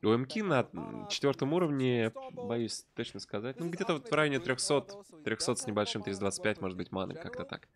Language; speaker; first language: Russian; native; Russian